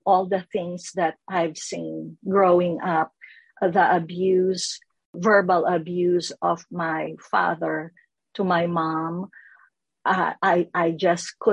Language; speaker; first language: English; non-native, local second language; Filipino